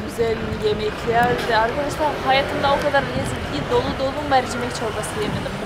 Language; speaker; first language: Turkish; non-native, learner; Russian